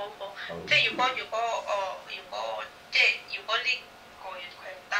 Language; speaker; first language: Cantonese; non-native, fluent; Indonesian